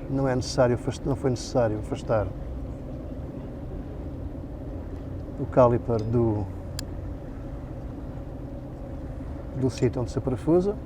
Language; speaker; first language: Portuguese; native; Portuguese